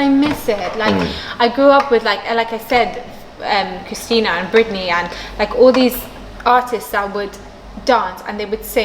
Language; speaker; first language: English; non-native, local second language; Maltese